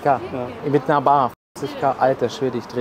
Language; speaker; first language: German; native; German